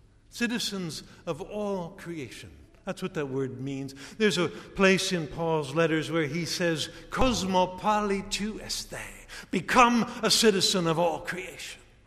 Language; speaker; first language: English; native; English